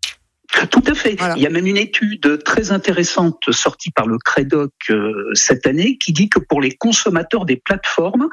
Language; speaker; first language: French; native; French